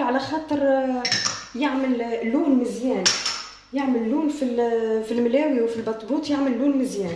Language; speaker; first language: Arabic; native; Arabic